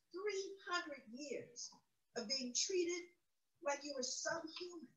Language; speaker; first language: English; native; English